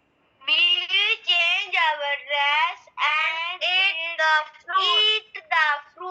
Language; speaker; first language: English; non-native, learner; Hindi